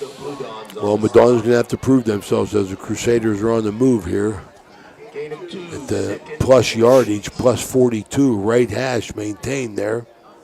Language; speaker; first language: English; native; English